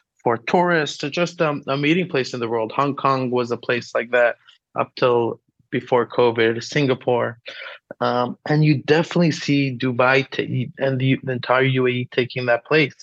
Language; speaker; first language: English; native; English